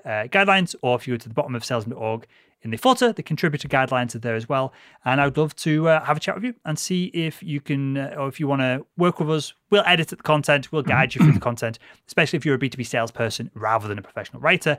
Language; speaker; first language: English; native; English